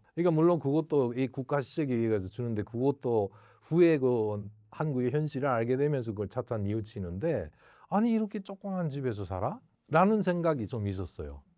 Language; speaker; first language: Korean; native; Korean